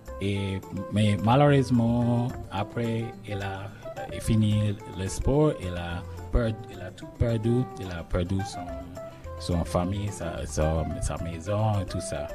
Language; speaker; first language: French; non-native, learner; English